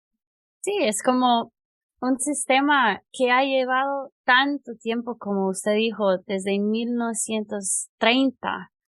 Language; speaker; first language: Spanish; non-native, fluent; English